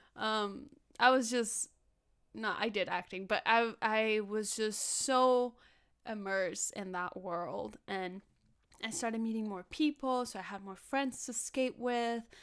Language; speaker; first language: English; early bilingual, other home language; Spanish